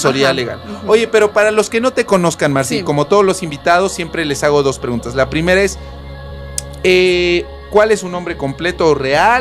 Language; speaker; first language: Spanish; native; Spanish